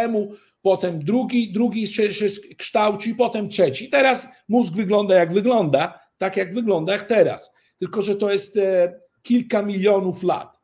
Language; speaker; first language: Polish; early bilingual, heritage; Italian